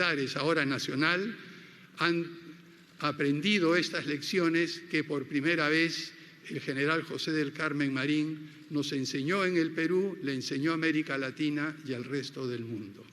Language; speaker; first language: Spanish; native; Spanish